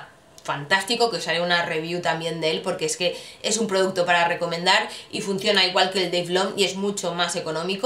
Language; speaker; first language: Spanish; native; Spanish